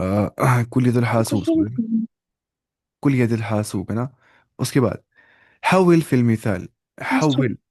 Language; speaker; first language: Arabic; non-native, fluent; Urdu